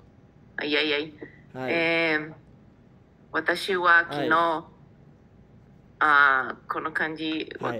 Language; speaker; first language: Japanese; non-native, learner; Spanish